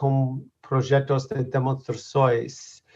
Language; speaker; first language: Portuguese; non-native, learner; English